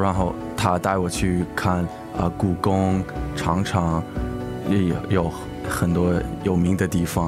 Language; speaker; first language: Chinese; early bilingual, heritage; English